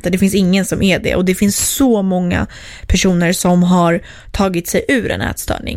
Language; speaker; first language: Swedish; native; Swedish